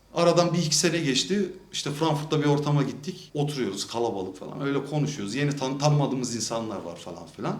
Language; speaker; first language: Turkish; early bilingual, heritage; Turkish